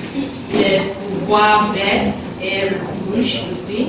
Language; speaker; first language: French; non-native, learner; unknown